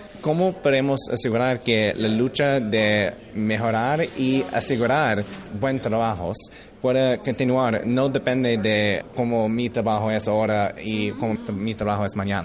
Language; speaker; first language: Spanish; early bilingual, heritage; English